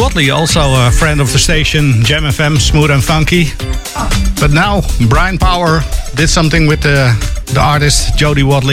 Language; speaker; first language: English; non-native, fluent; Dutch